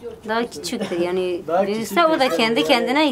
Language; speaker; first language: Turkish; non-native, local second language; Kurdish